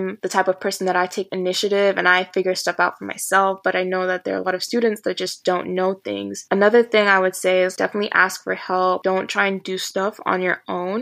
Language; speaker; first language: English; native; English